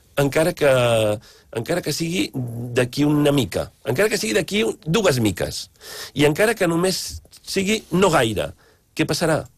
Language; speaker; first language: Catalan; native; Catalan